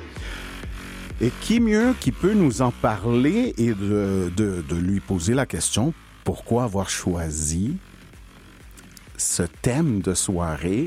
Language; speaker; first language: French; non-native, fluent; Spanish